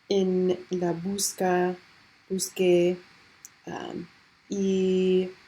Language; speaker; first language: Spanish; non-native, learner; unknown